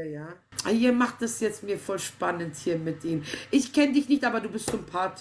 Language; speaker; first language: German; native; German